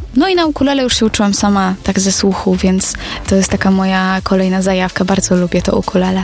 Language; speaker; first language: Polish; native; Polish